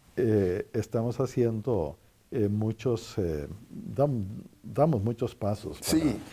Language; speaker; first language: Spanish; native; Spanish